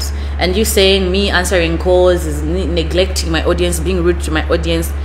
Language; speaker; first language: English; non-native, local second language; Bemba